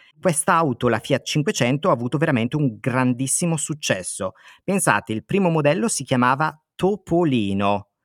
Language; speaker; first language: Italian; native; Italian